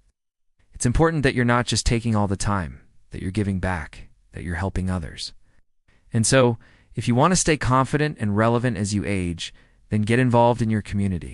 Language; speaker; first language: English; native; English